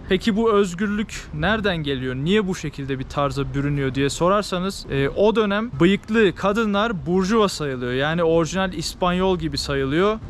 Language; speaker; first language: Turkish; native; Turkish